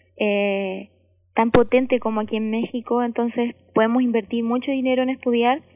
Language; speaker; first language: Spanish; native; Spanish